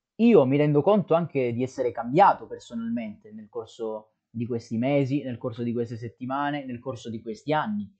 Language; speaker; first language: Italian; native; Italian